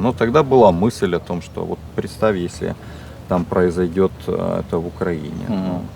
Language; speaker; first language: Russian; native; Russian